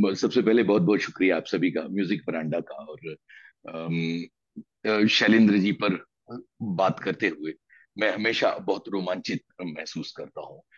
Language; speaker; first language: Hindi; native; Hindi